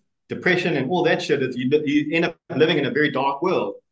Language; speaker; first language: English; native; English